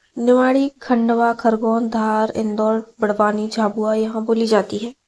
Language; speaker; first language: Hindi; native; Hindi